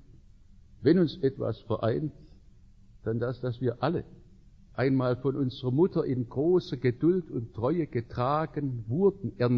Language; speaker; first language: German; native; German